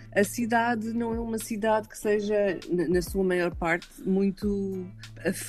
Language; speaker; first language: Portuguese; native; Portuguese